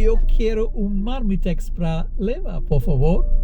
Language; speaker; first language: Portuguese; non-native, learner; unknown